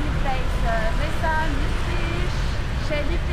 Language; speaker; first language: English; non-native, fluent; French